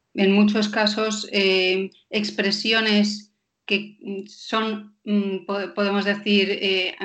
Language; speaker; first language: Spanish; non-native, fluent; Danish